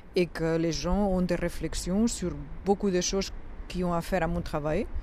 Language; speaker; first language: French; non-native, fluent; Spanish